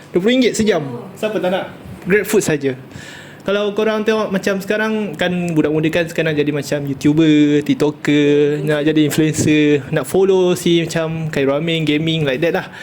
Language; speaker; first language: Malay; native; Malay